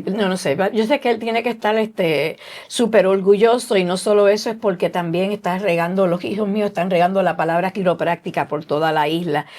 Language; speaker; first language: Spanish; native; Spanish